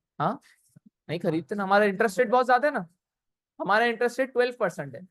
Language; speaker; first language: Urdu; native; Urdu